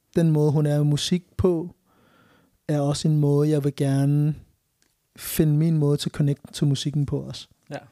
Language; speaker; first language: Danish; early bilingual, other home language; Thai